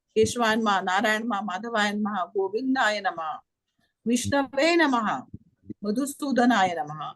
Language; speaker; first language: Hindi; non-native, local second language; Marathi